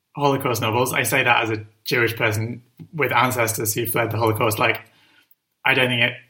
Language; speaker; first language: English; native; English